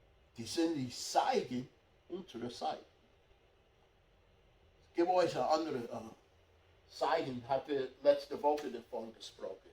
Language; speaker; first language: German; non-native, fluent; English